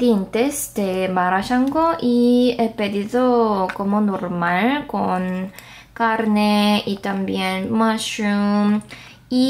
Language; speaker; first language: Spanish; non-native, fluent; Korean